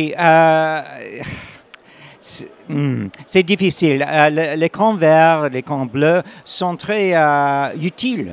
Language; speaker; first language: French; non-native, learner; English